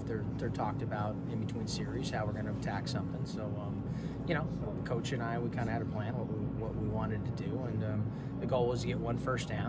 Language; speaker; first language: English; native; English